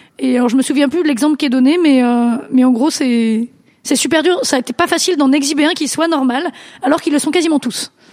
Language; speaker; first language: French; native; French